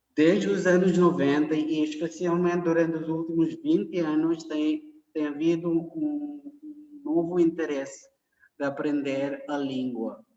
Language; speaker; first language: Portuguese; non-native, fluent; Konkani